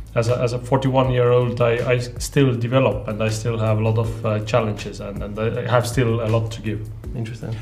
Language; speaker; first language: English; non-native, fluent; Estonian